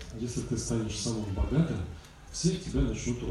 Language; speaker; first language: Russian; native; Russian